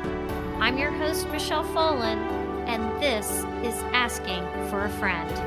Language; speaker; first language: English; native; English